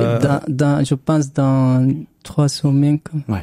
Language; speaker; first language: French; non-native, learner; Arabic